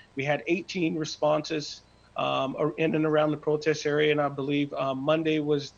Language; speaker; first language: English; native; English